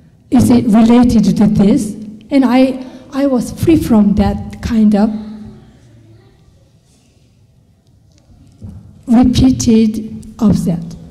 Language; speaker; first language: English; non-native, learner; Korean